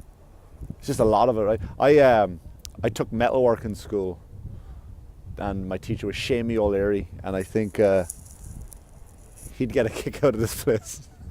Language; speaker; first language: English; native; English